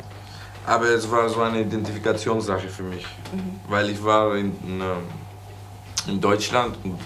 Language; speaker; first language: German; non-native, fluent; Greek